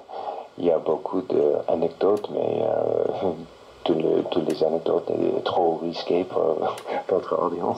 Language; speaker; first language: French; non-native, learner; English